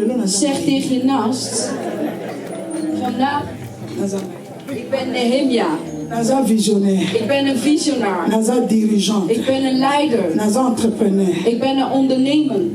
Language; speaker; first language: Dutch; non-native, learner; Lingala